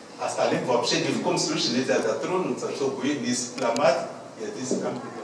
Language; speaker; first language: Russian; non-native, fluent; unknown